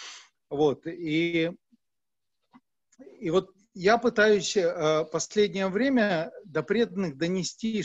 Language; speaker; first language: Russian; native; Russian